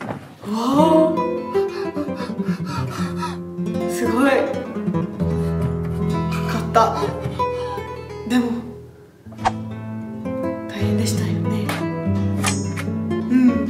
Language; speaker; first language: Japanese; non-native, fluent; Hungarian